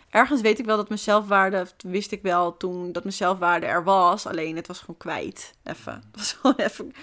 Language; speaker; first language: Dutch; native; Dutch